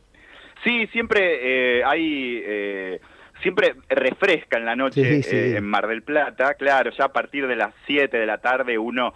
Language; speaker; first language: Spanish; native; Spanish